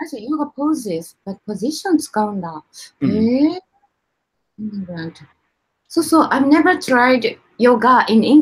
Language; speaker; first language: English; non-native, learner; Japanese